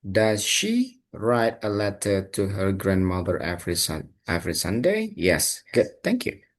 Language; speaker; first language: English; non-native, fluent; Indonesian